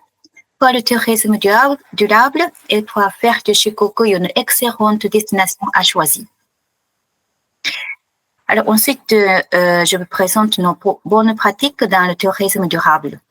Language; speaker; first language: French; non-native, fluent; Japanese